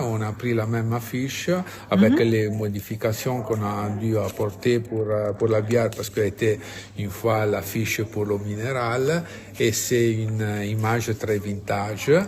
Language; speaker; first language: French; non-native, fluent; Italian